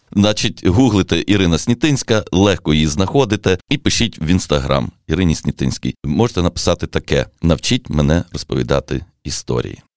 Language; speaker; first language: Ukrainian; native; Ukrainian